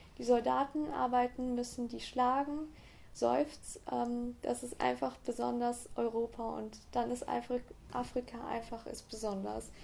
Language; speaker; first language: German; native; German